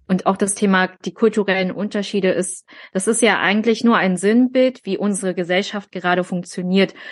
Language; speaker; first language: German; early bilingual, other home language; Vietnamese